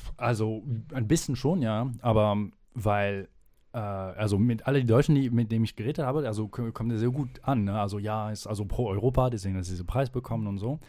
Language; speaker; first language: German; non-native, fluent; French